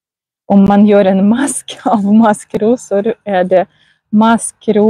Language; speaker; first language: Swedish; non-native, fluent; Russian